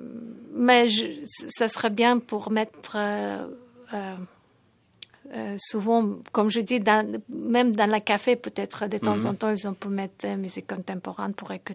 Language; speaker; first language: French; non-native, fluent; Tajik